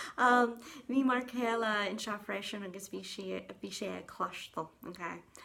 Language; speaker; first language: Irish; non-native, learner; English